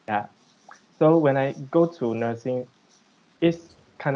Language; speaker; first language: English; non-native, local second language; Chinese